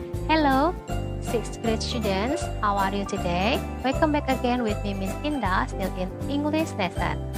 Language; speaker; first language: English; non-native, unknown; Indonesian